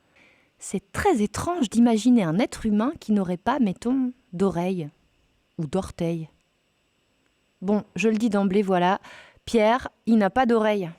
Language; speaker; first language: French; native; French